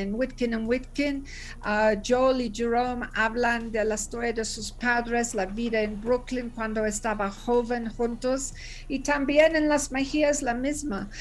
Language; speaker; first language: Spanish; non-native, learner; English